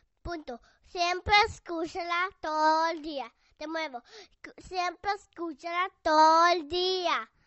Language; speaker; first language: Spanish; early bilingual, heritage; Spanish